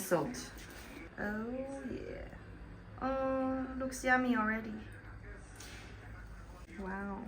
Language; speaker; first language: English; non-native, fluent; Chinese